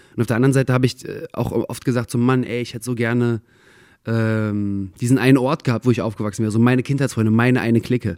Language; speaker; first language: German; early bilingual, other home language; Russian